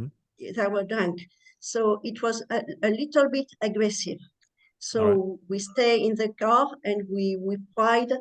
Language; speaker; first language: English; non-native, learner; French